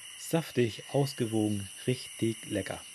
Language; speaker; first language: German; native; German